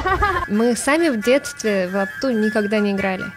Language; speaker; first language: Russian; native; Russian